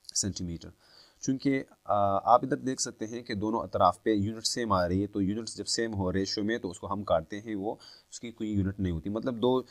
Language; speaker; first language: Hindi; native; Hindi